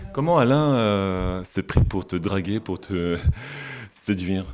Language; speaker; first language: French; native; French